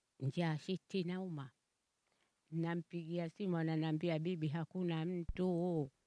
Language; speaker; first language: Swahili; native; Swahili